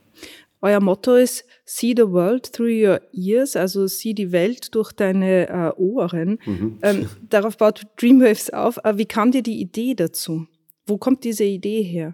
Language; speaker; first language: German; native; German